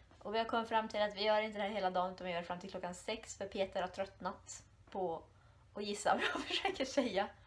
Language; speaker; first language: Swedish; native; Swedish